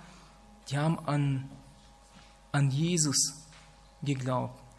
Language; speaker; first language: German; non-native, fluent; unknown